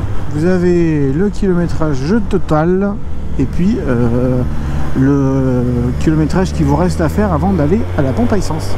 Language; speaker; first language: French; native; French